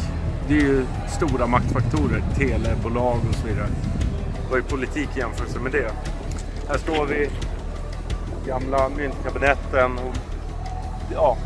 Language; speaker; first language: Swedish; native; Swedish